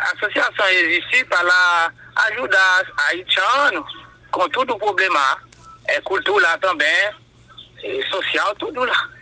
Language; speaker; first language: Portuguese; non-native, local second language; Haitian Creole